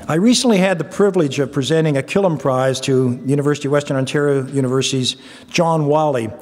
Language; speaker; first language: English; native; English